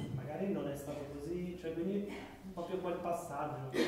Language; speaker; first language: Italian; native; Italian